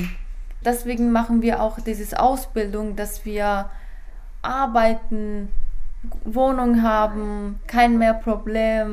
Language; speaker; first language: German; non-native, fluent; Persian